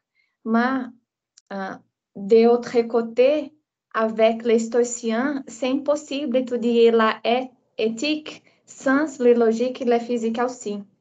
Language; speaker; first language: French; non-native, learner; Portuguese